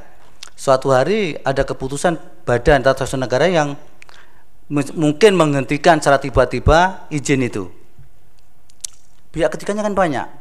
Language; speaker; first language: Indonesian; native; Indonesian